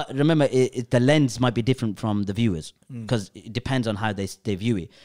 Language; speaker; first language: English; early bilingual, other home language; Urdu